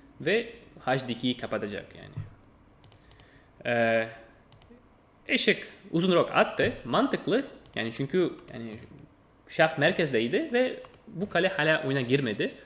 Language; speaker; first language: Turkish; non-native, fluent; Russian